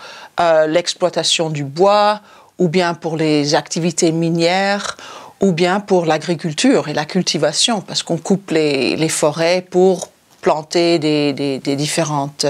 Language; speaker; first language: French; non-native, fluent; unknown